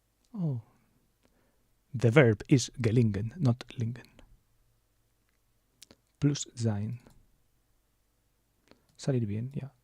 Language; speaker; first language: German; non-native, learner; English